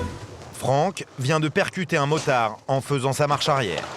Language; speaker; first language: French; native; French